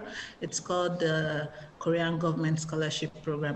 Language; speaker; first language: English; non-native, local second language; Igbo